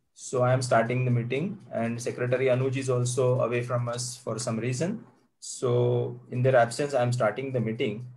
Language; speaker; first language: English; non-native, local second language; Marathi